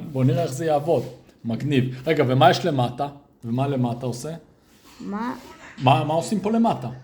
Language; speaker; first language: Hebrew; native; Hebrew